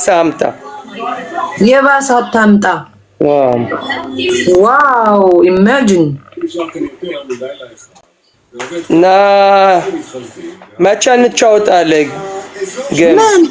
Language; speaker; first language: Amharic; non-native, fluent; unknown